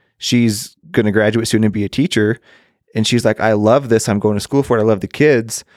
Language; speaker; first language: English; native; English